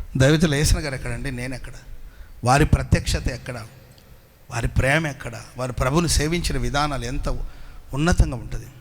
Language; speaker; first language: Telugu; native; Telugu